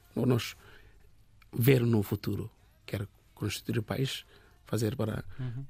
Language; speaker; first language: Portuguese; non-native, learner; Bangla